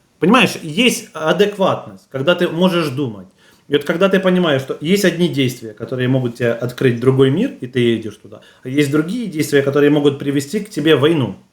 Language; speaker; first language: Russian; native; Russian